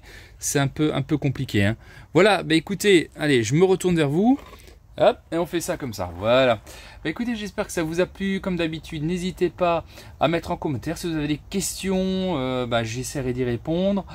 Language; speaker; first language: French; native; French